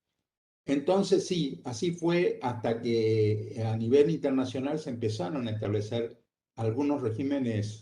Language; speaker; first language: Spanish; native; Spanish